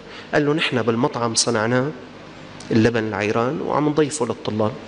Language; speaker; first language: Arabic; native; Arabic